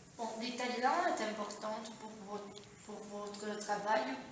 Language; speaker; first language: French; non-native, fluent; Italian